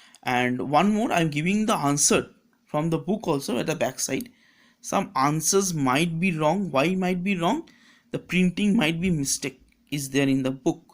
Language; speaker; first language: English; non-native, local second language; Bangla